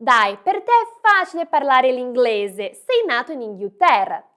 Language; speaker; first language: Italian; non-native, fluent; Portuguese